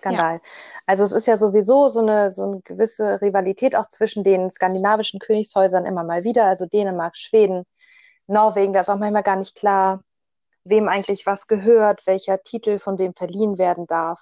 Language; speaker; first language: German; native; German